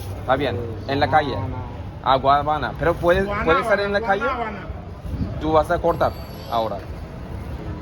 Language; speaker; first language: Spanish; non-native, learner; Turkish